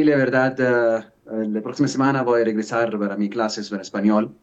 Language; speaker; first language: Spanish; non-native, learner; Arabic